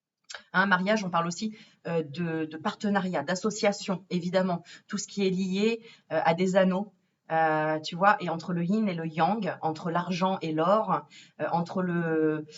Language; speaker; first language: French; native; French